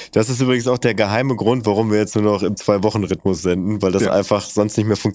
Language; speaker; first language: German; native; German